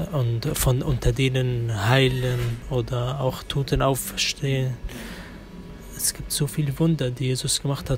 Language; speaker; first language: German; non-native, fluent; Arabic